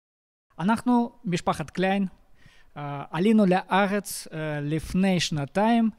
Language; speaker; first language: Hebrew; non-native, learner; Russian